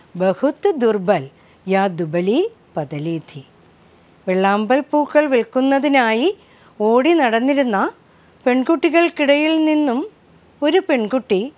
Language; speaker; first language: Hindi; non-native, local second language; Malayalam